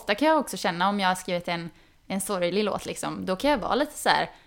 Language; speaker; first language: Swedish; native; Swedish